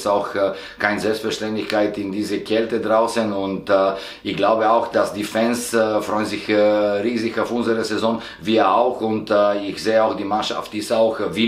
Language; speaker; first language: German; non-native, fluent; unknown